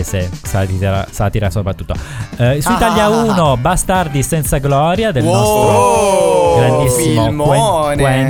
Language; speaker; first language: Italian; native; Italian